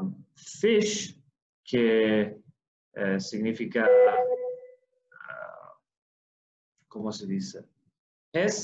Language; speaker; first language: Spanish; non-native, fluent; Swedish